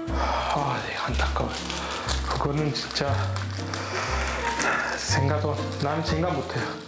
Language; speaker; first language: Korean; non-native, learner; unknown